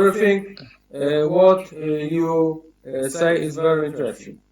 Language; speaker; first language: English; non-native, learner; Polish